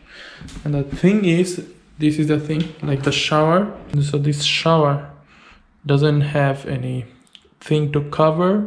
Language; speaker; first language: English; non-native, learner; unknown